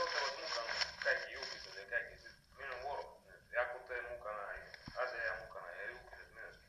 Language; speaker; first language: Finnish; non-native, learner; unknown